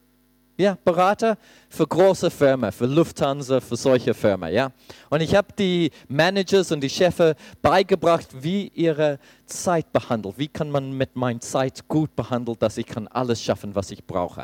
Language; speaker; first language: German; non-native, fluent; English